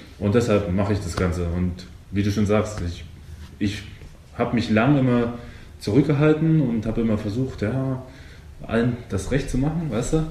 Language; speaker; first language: German; native; German